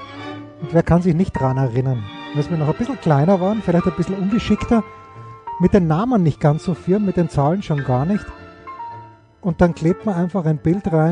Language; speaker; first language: German; native; German